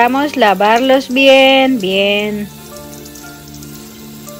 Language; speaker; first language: Spanish; non-native, learner; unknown